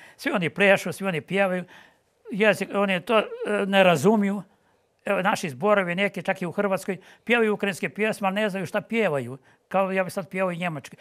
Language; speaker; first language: Bosnian; non-native, local second language; Ukrainian